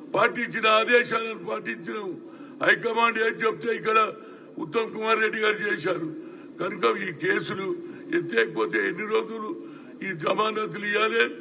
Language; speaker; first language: Telugu; native; Telugu